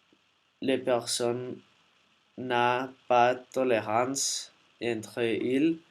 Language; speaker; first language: French; non-native, learner; Spanish